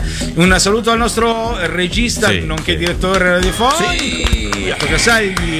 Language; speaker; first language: Italian; native; Italian